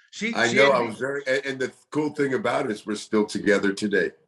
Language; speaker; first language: English; native; English